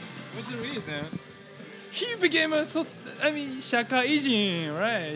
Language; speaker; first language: English; non-native, learner; Japanese